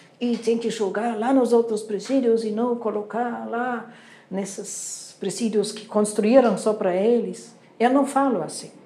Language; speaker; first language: Portuguese; non-native, fluent; German